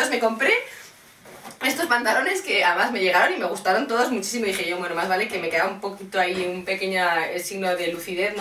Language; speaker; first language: Spanish; native; Spanish